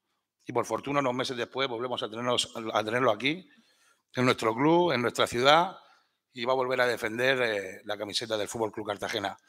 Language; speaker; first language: Spanish; native; Spanish